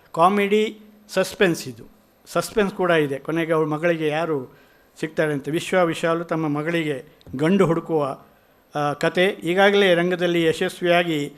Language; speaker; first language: Kannada; native; Kannada